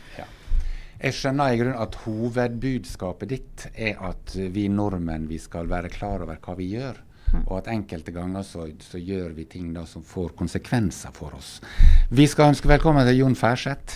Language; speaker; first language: Norwegian; native; Norwegian